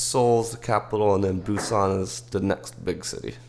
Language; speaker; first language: English; early bilingual, heritage; English